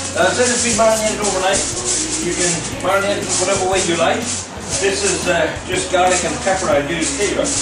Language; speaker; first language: English; native; English